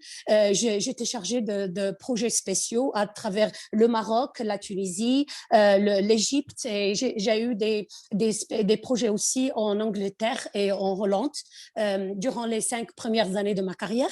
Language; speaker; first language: French; non-native, local second language; Arabic